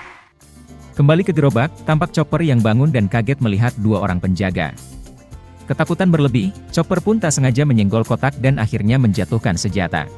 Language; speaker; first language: Indonesian; native; Indonesian